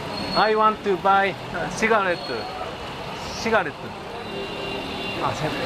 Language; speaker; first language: English; non-native, learner; Japanese